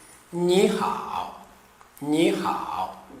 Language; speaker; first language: Chinese; non-native, learner; Portuguese